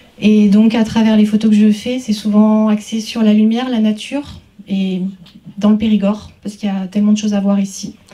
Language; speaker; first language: French; native; French